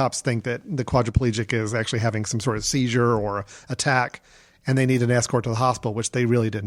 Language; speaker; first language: English; native; English